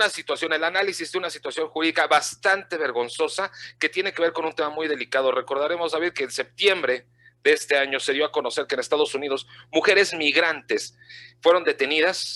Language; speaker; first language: Spanish; native; Spanish